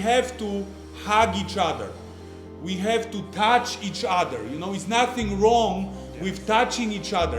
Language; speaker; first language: English; non-native, fluent; Polish